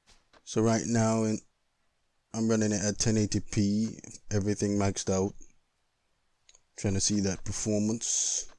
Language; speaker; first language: English; native; English